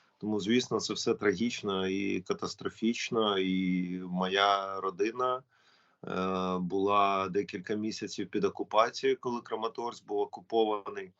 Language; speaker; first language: Ukrainian; non-native, local second language; Russian